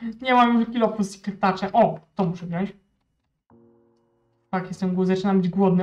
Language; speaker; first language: Polish; native; Polish